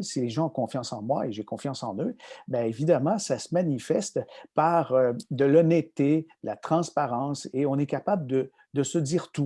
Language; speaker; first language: French; native; French